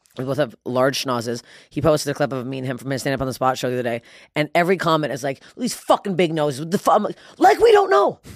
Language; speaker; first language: English; native; English